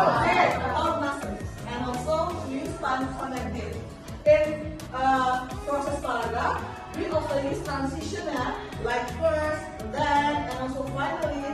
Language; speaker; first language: English; non-native, fluent; Indonesian